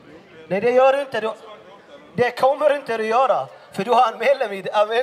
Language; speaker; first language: Swedish; non-native, fluent; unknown